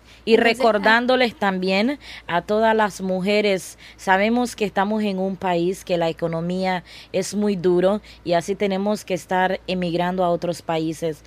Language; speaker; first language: Spanish; non-native, local second language; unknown